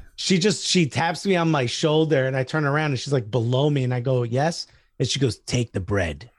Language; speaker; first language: English; native; English